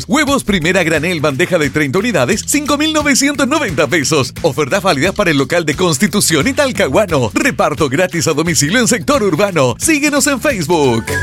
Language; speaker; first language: Spanish; native; Spanish